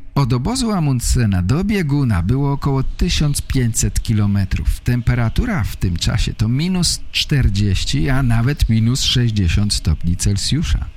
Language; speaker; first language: Polish; native; Polish